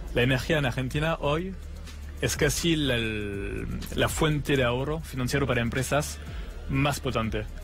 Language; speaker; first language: Spanish; non-native, fluent; French